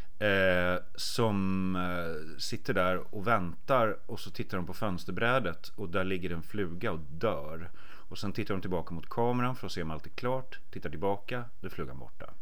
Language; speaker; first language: Swedish; native; Swedish